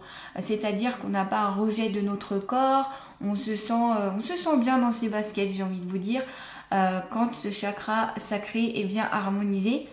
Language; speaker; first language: French; native; French